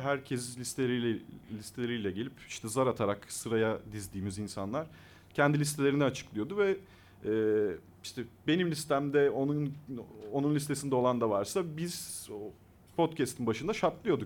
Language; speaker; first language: Turkish; native; Turkish